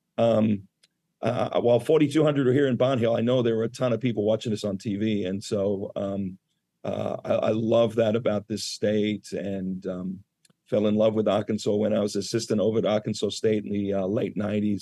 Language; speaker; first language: English; native; English